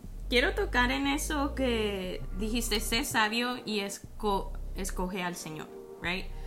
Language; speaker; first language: Spanish; early bilingual, heritage; Spanish